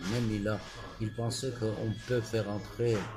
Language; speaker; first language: French; non-native, fluent; Armenian